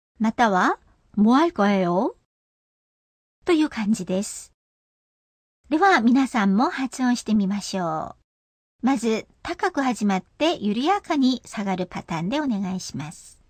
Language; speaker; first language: Japanese; non-native, fluent; Korean